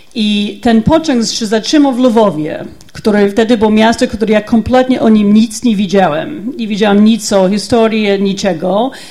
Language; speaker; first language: Polish; non-native, learner; English